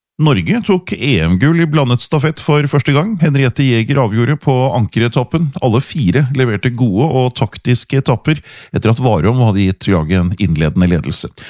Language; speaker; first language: Norwegian; native; Norwegian